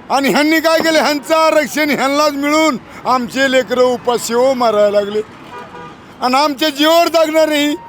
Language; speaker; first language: Marathi; native; Marathi